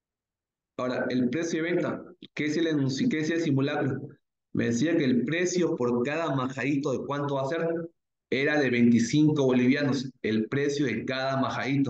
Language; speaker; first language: Spanish; native; Spanish